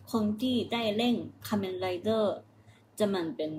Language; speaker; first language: Thai; non-native, fluent; Japanese